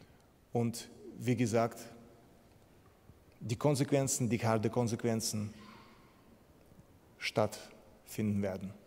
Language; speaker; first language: German; non-native, fluent; Ukrainian